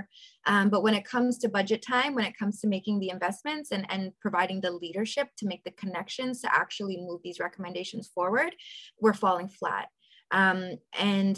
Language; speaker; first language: English; native; English